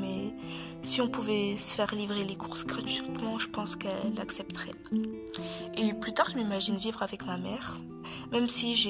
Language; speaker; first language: French; native; French